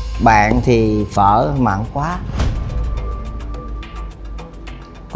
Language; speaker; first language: Vietnamese; native; Vietnamese